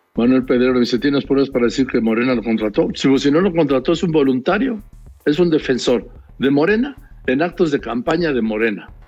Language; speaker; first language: Spanish; native; Spanish